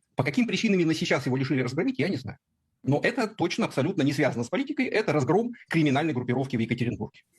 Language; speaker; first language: Russian; native; Russian